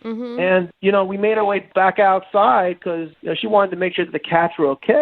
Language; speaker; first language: English; native; English